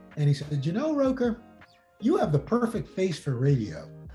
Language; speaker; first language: English; native; English